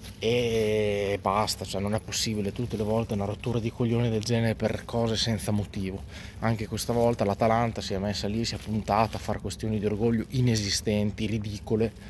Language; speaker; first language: Italian; native; Italian